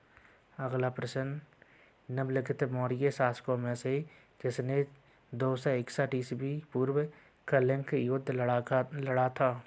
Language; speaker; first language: Hindi; native; Hindi